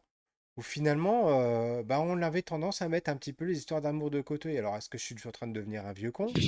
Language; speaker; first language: French; native; French